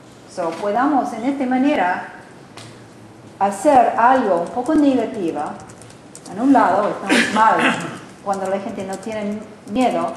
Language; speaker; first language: Spanish; non-native, learner; English